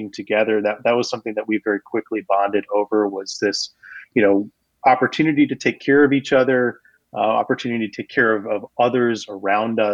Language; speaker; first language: English; native; English